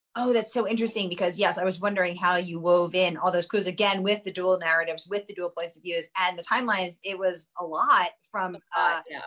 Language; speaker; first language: English; native; English